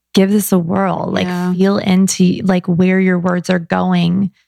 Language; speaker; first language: English; native; English